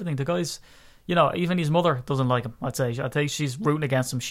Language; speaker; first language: English; native; English